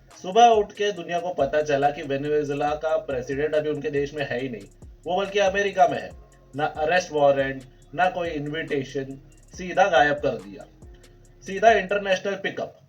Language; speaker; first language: Hindi; native; Hindi